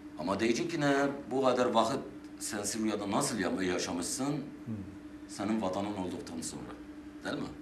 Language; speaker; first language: Turkish; non-native, fluent; Armenian